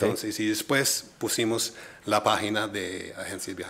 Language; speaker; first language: Spanish; non-native, fluent; English